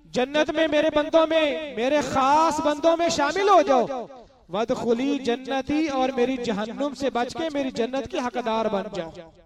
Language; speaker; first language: Urdu; non-native, local second language; Punjabi